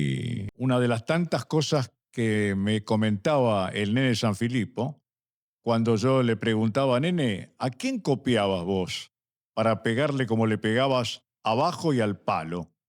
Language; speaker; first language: Spanish; native; Spanish